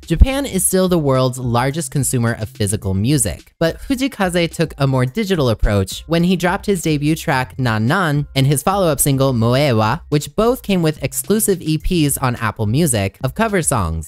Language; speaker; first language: English; native; English